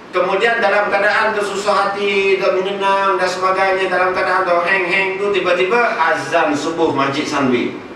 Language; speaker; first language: Malay; non-native, local second language; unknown